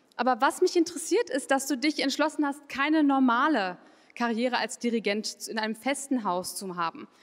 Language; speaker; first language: German; native; German